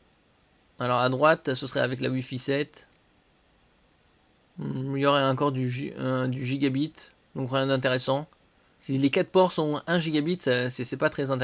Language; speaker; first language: French; native; French